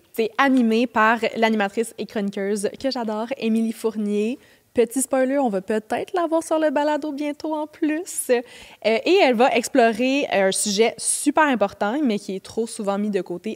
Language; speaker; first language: French; native; French